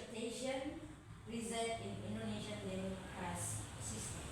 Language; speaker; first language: English; non-native, learner; Indonesian